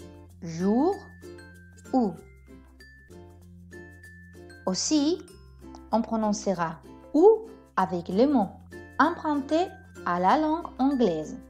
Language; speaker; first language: French; non-native, fluent; Spanish